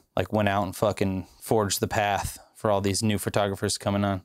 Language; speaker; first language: English; native; English